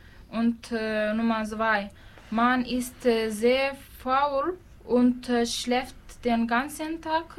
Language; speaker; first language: German; non-native, learner; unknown